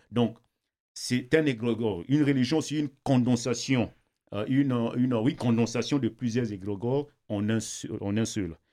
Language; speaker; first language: French; non-native, local second language; Kongo